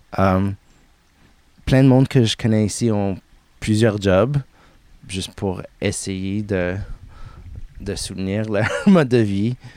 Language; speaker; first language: French; non-native, local second language; English